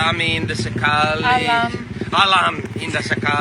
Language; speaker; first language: Indonesian; non-native, learner; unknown